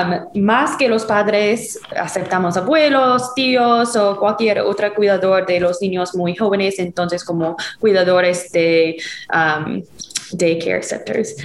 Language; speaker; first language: Spanish; non-native, fluent; English